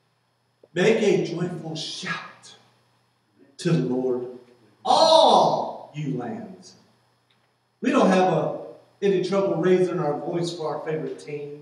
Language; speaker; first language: English; native; English